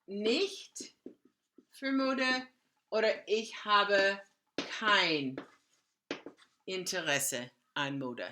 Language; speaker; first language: German; non-native, fluent; English